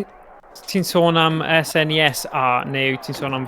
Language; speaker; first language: Welsh; native; Welsh